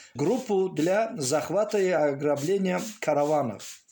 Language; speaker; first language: Russian; non-native, local second language; Tajik